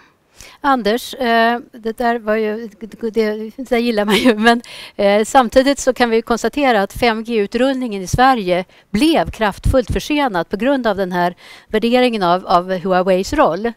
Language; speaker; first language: Swedish; native; Swedish